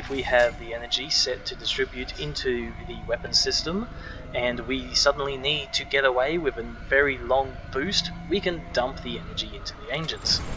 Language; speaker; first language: English; native; English